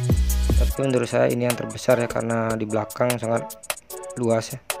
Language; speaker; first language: Indonesian; native; Indonesian